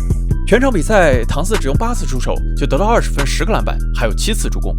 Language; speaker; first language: Chinese; native; Chinese